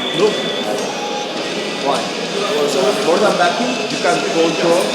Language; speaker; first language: English; non-native, learner; Spanish